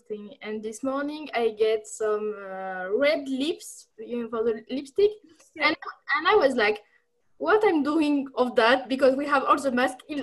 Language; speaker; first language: English; non-native, learner; French